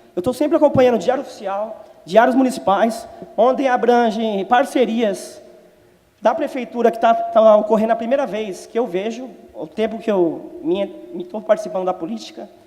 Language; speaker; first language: Portuguese; native; Portuguese